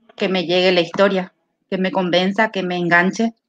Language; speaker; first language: Spanish; native; Spanish